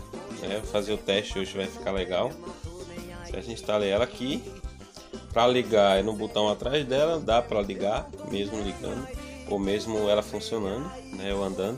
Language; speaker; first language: Portuguese; native; Portuguese